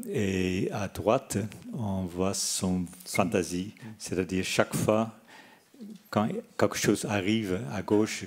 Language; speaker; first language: French; non-native, fluent; Dutch